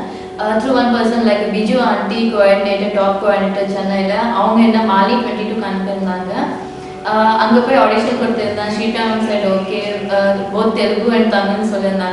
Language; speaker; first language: Tamil; non-native, local second language; Telugu